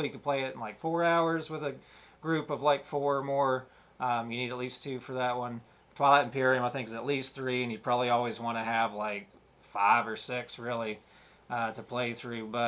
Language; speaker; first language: English; native; English